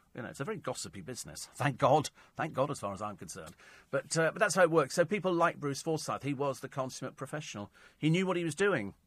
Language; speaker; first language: English; native; English